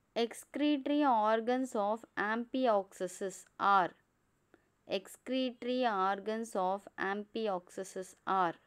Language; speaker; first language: English; non-native, local second language; Tamil